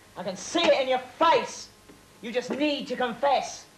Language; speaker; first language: English; native; English